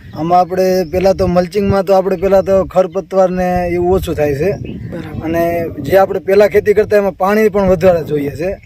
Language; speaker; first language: Gujarati; native; Gujarati